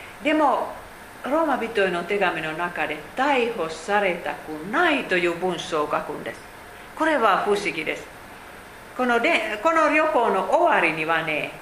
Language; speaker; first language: Japanese; non-native, fluent; Finnish